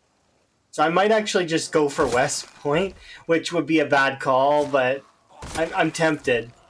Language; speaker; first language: English; native; English